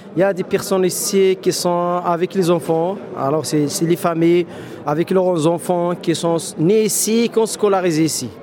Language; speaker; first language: French; non-native, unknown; Arabic